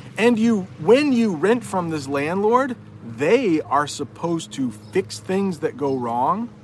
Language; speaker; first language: English; native; English